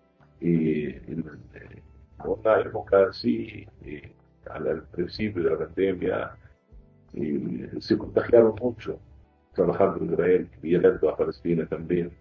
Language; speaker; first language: Spanish; non-native, fluent; Arabic